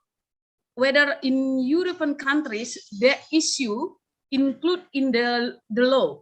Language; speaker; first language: English; non-native, learner; Indonesian